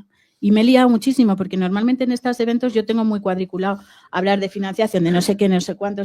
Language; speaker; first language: Spanish; native; Spanish